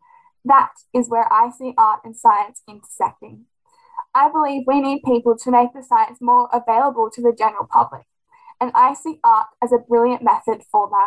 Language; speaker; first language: English; native; English